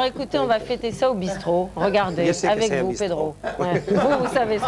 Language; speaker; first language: French; native; French